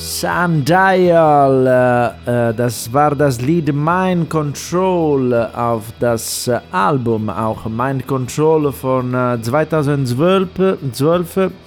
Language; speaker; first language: German; non-native, fluent; Italian